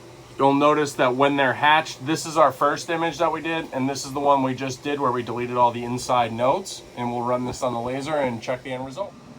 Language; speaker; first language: English; native; English